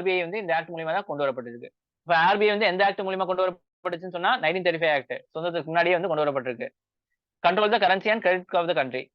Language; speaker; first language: Tamil; native; Tamil